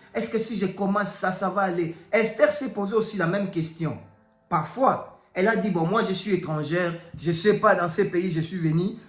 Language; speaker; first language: French; non-native, local second language; Lingala